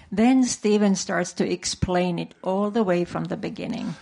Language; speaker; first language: English; non-native, fluent; Finnish